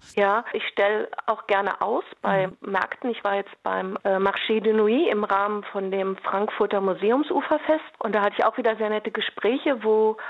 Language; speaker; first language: German; native; German